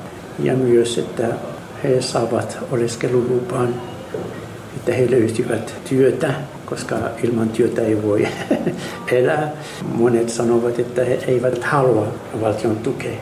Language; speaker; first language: Finnish; non-native, fluent; Arabic